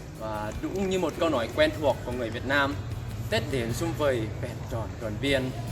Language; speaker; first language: Vietnamese; non-native, fluent; Lao